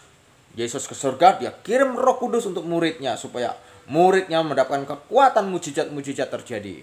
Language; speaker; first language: Indonesian; native; Indonesian